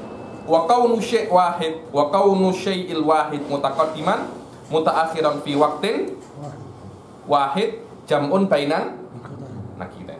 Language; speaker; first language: Arabic; non-native, fluent; Indonesian